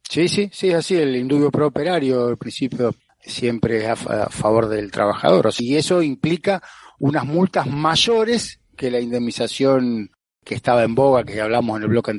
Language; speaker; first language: Spanish; native; Spanish